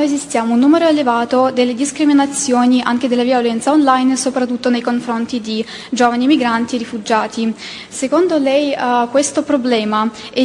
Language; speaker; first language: Italian; non-native, fluent; Ukrainian